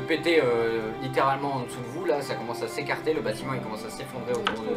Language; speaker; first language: French; native; French